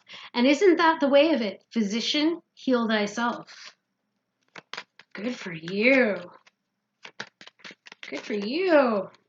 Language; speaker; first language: English; native; English